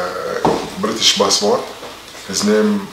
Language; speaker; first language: English; non-native, learner; Arabic